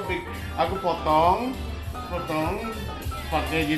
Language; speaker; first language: Indonesian; non-native, fluent; Japanese